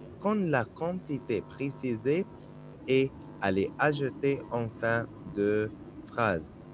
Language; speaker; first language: French; non-native, fluent; Arabic